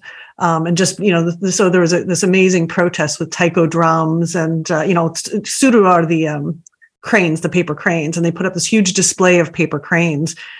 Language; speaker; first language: English; native; English